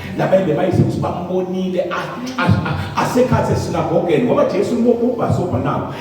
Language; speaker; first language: Zulu; non-native, local second language; Swati